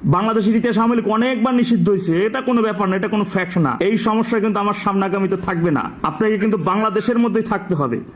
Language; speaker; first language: Bangla; native; Bangla